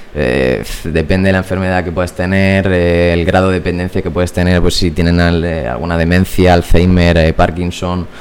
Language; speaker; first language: Spanish; native; Spanish